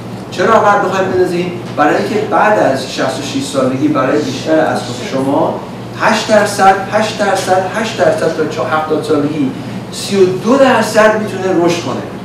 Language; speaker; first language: Persian; early bilingual, other home language; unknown